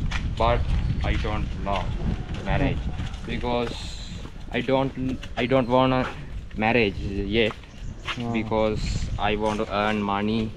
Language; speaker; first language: English; non-native, learner; Sinhala